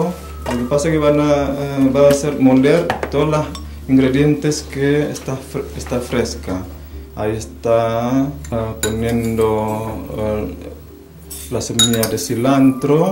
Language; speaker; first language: Spanish; non-native, fluent; Indonesian